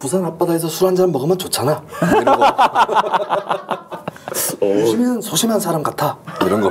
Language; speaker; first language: Korean; native; Korean